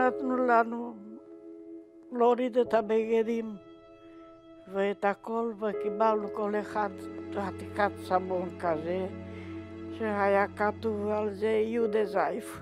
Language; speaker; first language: Hebrew; non-native, learner; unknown